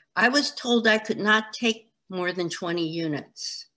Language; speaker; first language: English; native; English